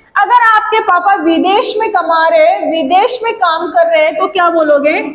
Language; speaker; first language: Hindi; native; Hindi